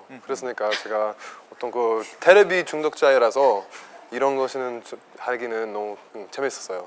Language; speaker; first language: Korean; non-native, learner; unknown